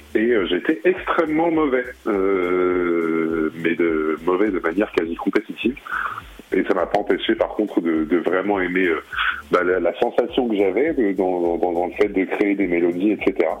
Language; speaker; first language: French; early bilingual, other home language; Arabic